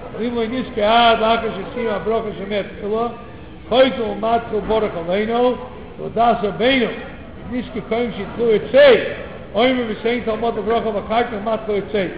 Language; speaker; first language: Hebrew; non-native, fluent; English